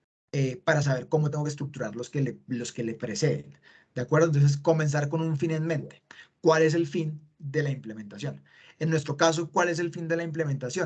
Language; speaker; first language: Spanish; native; Spanish